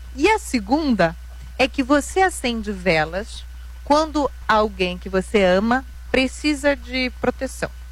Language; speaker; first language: Portuguese; native; Portuguese